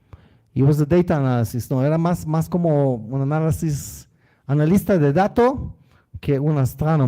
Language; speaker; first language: Spanish; non-native, learner; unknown